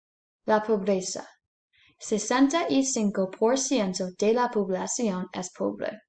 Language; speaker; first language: Spanish; non-native, learner; English